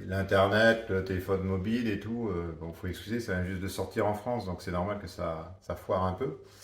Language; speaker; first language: French; native; French